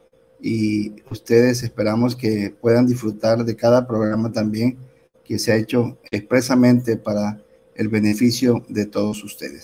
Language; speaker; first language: Spanish; native; Spanish